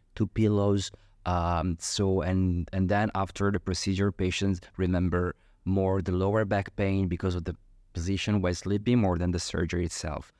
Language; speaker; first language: English; non-native, fluent; Italian